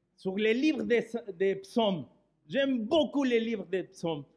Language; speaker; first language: French; non-native, fluent; Spanish